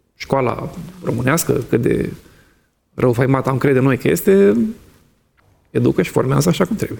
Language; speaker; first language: Romanian; native; Romanian